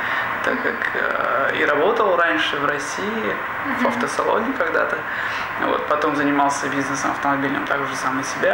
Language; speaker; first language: Russian; native; Russian